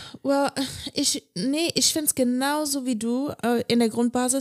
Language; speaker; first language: German; native; German